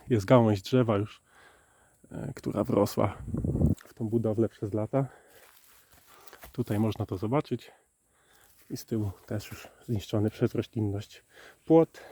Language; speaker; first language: Polish; native; Polish